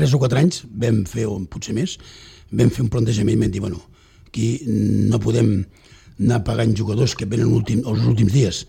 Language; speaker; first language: Catalan; native; Catalan